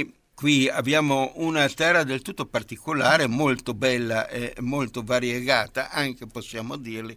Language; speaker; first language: Italian; non-native, fluent; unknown